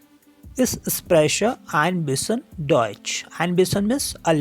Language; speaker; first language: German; non-native, learner; Hindi